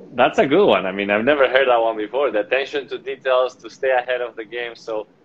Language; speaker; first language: English; non-native, fluent; Spanish